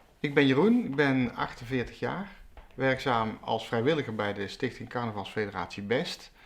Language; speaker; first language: Dutch; native; Dutch